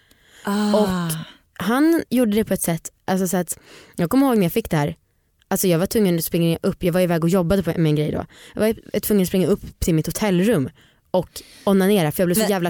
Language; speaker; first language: Swedish; native; Swedish